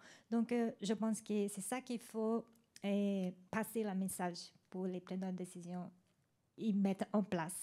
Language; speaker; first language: French; non-native, fluent; Spanish